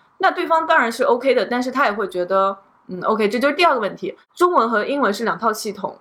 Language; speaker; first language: Chinese; native; Chinese